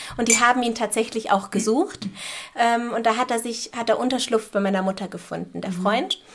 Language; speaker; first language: German; native; German